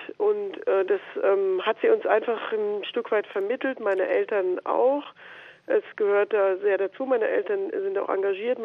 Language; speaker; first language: German; native; German